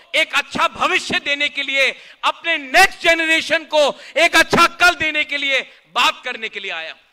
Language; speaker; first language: Hindi; non-native, local second language; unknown